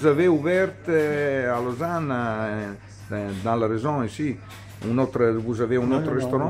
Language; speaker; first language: French; non-native, learner; Italian